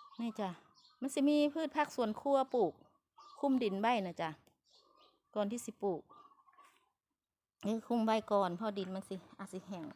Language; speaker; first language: Thai; non-native, local second language; Lao